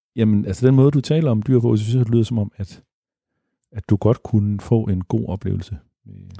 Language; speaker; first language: Danish; native; Danish